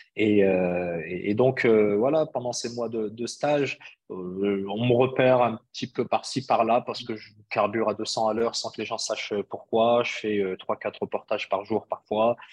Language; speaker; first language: French; early bilingual, other home language; Arabic